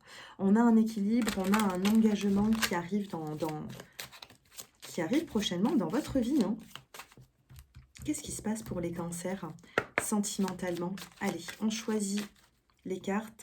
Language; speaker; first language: French; native; French